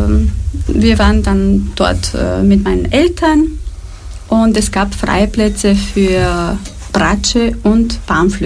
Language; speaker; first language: German; non-native, fluent; Romanian